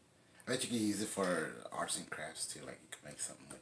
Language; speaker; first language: English; native; English